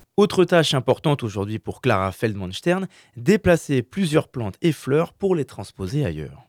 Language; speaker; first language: French; native; French